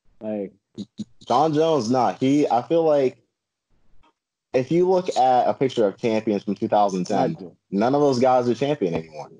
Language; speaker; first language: English; native; English